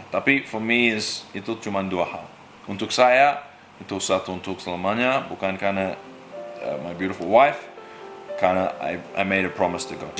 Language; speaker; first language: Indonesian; non-native, learner; English